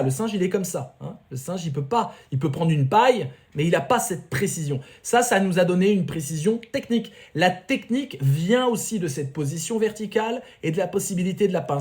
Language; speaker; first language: French; native; French